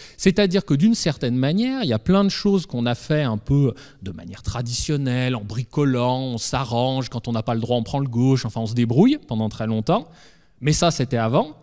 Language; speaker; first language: French; native; French